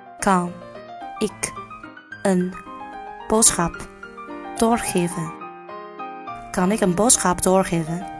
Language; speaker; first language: Dutch; non-native, learner; Chinese